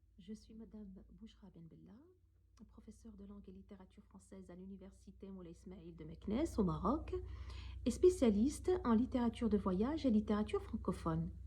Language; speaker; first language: French; non-native, local second language; Arabic